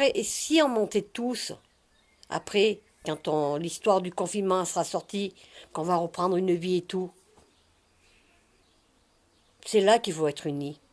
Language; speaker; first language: French; native; French